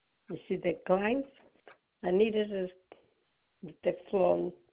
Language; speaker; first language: English; non-native, learner; Spanish